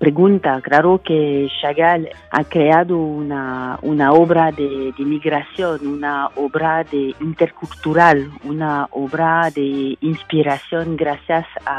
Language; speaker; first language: Spanish; non-native, fluent; French